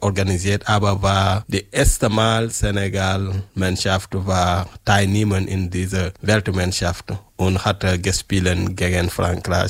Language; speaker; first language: German; non-native, learner; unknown